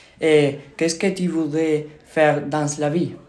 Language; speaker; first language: French; non-native, learner; Spanish